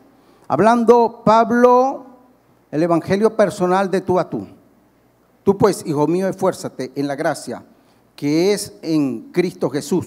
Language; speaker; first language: Spanish; native; Spanish